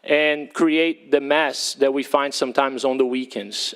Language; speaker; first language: English; non-native, fluent; Portuguese